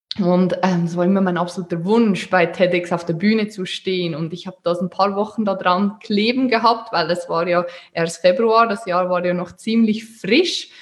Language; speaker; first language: German; native; German